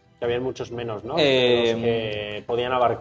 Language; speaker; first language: Spanish; native; Spanish